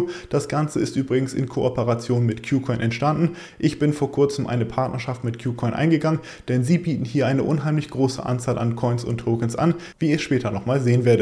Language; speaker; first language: German; native; German